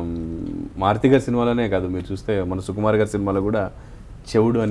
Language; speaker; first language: Telugu; native; Telugu